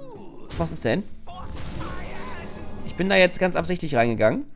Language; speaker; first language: German; native; German